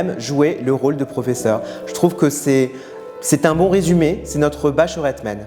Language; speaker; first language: French; native; French